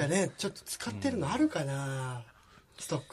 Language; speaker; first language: Japanese; native; Japanese